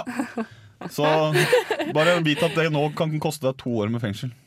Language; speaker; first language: Norwegian; native; Norwegian